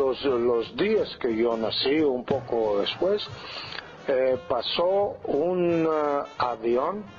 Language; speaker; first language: Spanish; non-native, fluent; Greek